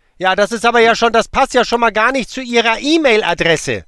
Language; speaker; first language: German; native; German